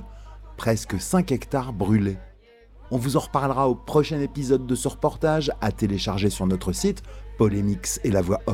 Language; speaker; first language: French; native; French